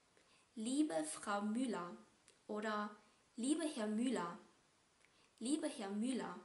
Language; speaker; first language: German; non-native, fluent; Vietnamese